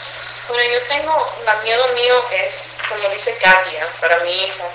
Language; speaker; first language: Spanish; early bilingual, heritage; English